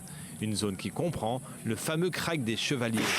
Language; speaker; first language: French; native; French